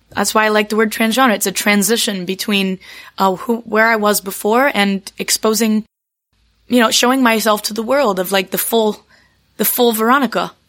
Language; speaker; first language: English; native; English